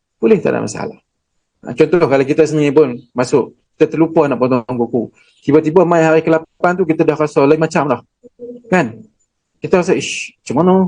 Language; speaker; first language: Malay; native; Malay